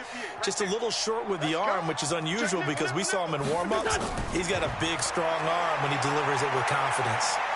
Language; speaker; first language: English; native; English